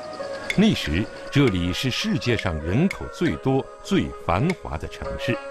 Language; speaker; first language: Chinese; native; Chinese